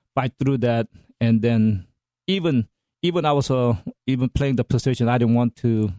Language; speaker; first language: English; non-native, fluent; Korean